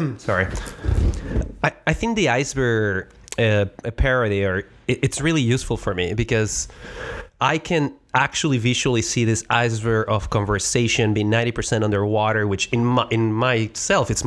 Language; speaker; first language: English; non-native, fluent; Spanish